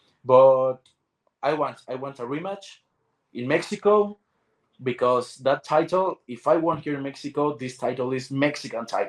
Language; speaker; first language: English; non-native, learner; Spanish